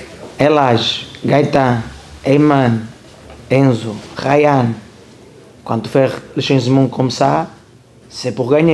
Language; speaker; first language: French; non-native, learner; Portuguese